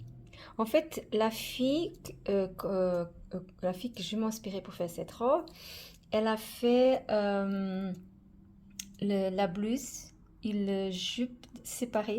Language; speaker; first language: French; non-native, fluent; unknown